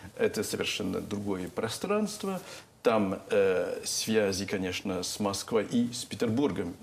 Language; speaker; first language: Russian; non-native, fluent; French